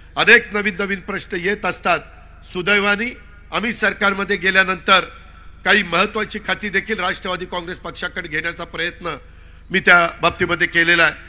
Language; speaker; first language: Marathi; native; Marathi